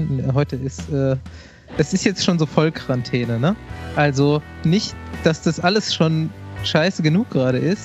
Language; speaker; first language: German; native; German